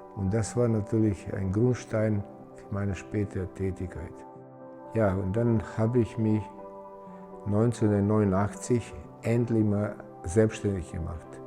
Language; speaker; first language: German; non-native, fluent; Serbian